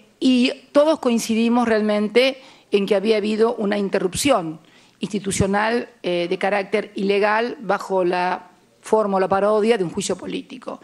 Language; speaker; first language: Spanish; native; Spanish